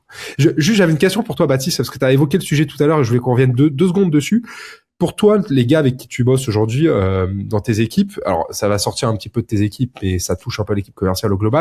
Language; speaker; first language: French; native; French